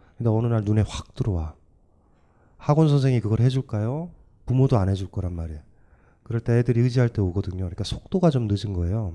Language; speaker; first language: Korean; native; Korean